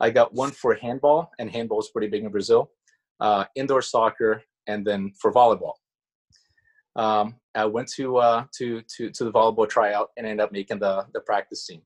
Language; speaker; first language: English; non-native, fluent; Portuguese